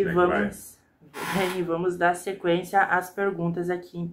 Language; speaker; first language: Portuguese; native; Portuguese